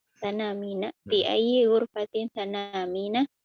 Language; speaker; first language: Arabic; non-native, learner; Indonesian